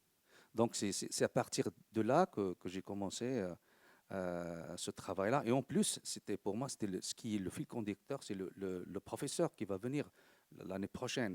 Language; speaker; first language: French; non-native, local second language; Arabic